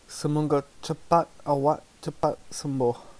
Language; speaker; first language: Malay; non-native, learner; English